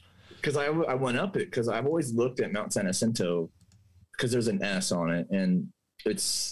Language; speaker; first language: English; native; English